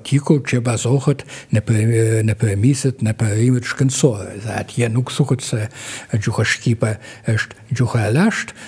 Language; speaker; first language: Albanian; non-native, fluent; Russian